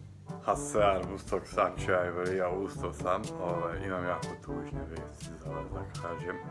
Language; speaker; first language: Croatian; non-native, local second language; Hungarian